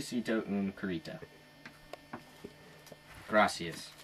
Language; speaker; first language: Spanish; non-native, learner; English